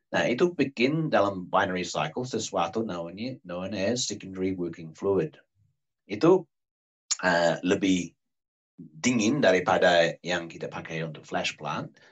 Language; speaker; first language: Indonesian; non-native, fluent; English